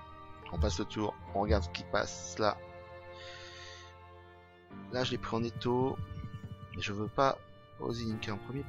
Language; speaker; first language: French; native; French